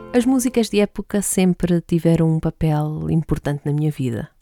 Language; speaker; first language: Portuguese; native; Portuguese